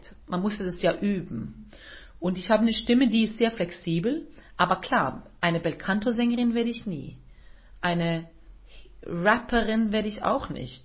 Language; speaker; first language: German; non-native, fluent; Norwegian